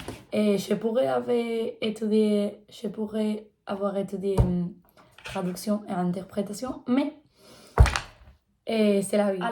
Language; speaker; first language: French; non-native, learner; Spanish